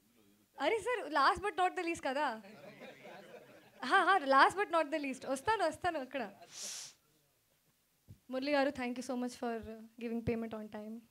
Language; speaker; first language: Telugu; non-native, fluent; Hindi